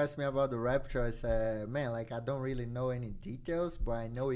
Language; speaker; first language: English; non-native, fluent; Portuguese